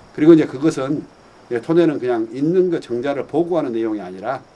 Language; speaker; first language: Korean; native; Korean